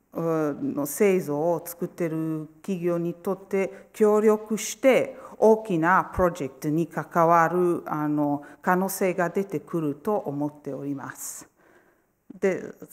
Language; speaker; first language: Japanese; non-native, fluent; Italian